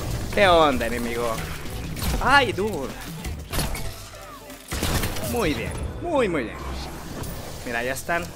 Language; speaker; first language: Spanish; native; Spanish